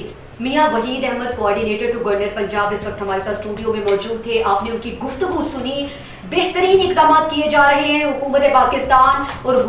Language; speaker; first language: Urdu; native; Urdu